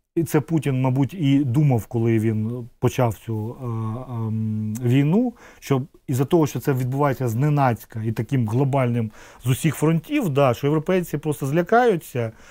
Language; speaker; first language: Ukrainian; non-native, local second language; Russian